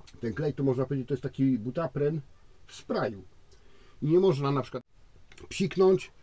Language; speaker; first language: Polish; native; Polish